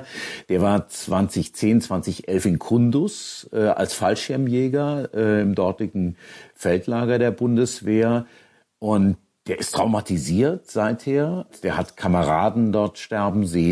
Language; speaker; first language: German; native; German